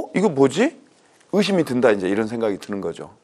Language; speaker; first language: Korean; native; Korean